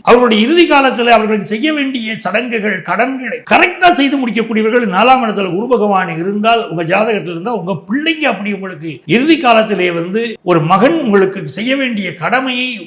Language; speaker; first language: Tamil; native; Tamil